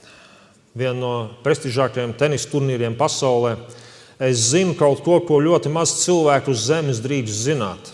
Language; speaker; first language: Latvian; native; Latvian